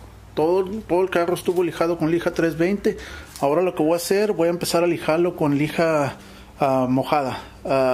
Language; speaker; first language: Spanish; early bilingual, heritage; Spanish